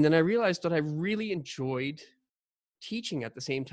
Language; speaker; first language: English; native; English